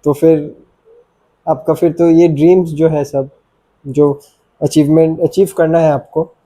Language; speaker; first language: Hindi; non-native, local second language; Bangla